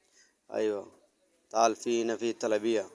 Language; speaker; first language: Arabic; non-native, learner; Bangla